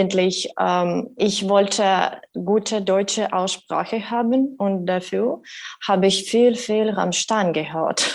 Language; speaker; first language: German; non-native, learner; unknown